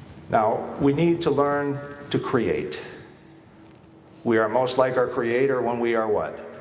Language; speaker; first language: English; early bilingual, other home language; Spanish